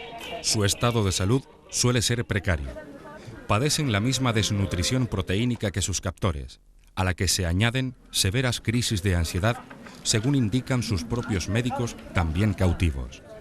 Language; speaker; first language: Spanish; native; Spanish